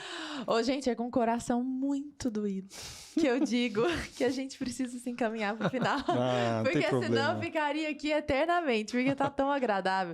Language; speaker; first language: Portuguese; native; Portuguese